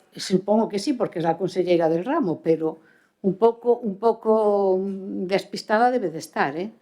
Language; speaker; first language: Spanish; native; Spanish